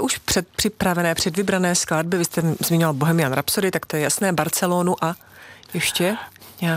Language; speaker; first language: Czech; native; Czech